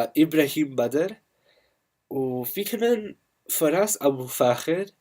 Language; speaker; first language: Arabic; non-native, learner; English